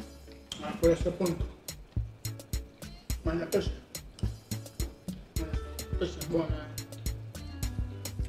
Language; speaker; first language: Italian; non-native, learner; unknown